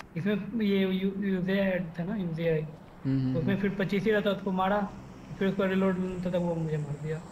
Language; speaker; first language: Hindi; native; Hindi